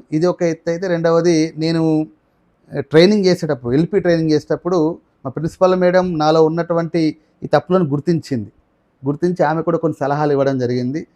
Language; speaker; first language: Telugu; non-native, local second language; Marathi